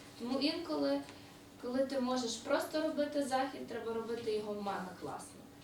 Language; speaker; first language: Ukrainian; native; Ukrainian